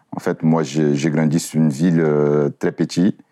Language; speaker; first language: French; non-native, fluent; Portuguese